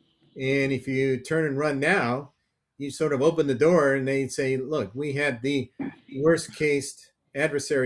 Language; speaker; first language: English; native; English